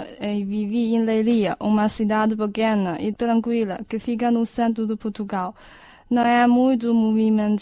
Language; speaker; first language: Portuguese; non-native, learner; Chinese